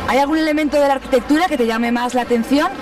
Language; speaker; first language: Spanish; native; Spanish